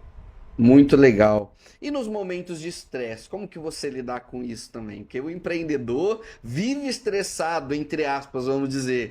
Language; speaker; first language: Portuguese; native; Portuguese